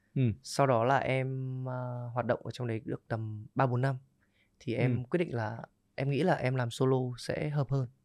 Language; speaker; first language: Vietnamese; native; Vietnamese